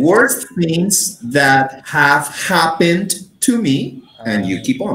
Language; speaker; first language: English; non-native, fluent; Spanish